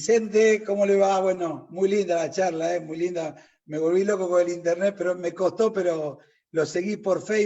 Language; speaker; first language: Spanish; native; Spanish